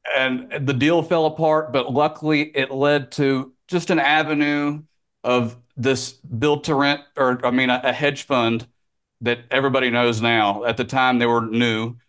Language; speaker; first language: English; native; English